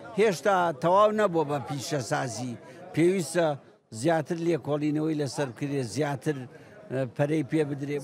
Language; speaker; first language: Central Kurdish; native; Central Kurdish